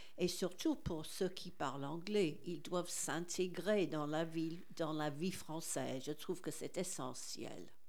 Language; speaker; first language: French; non-native, fluent; English